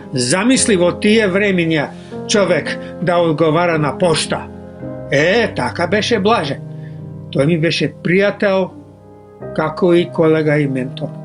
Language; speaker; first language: Macedonian; non-native, fluent; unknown